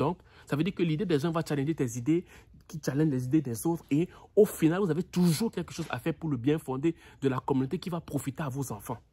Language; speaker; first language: French; native; French